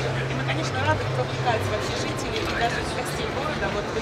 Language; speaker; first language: Russian; native; Russian